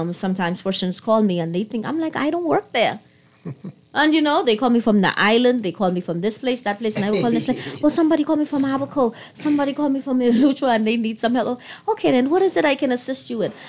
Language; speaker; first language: English; native; English